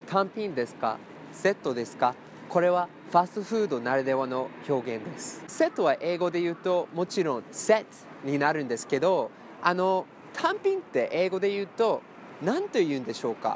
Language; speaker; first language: Japanese; non-native, fluent; English